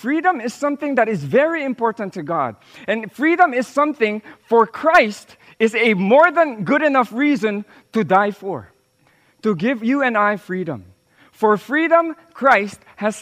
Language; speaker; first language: English; non-native, local second language; Filipino